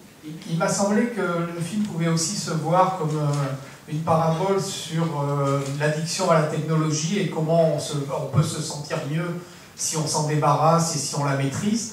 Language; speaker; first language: French; native; French